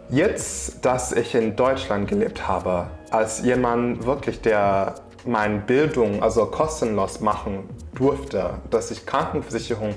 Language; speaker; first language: German; non-native, fluent; English